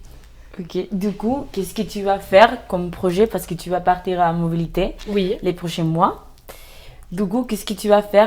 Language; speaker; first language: French; non-native, fluent; Spanish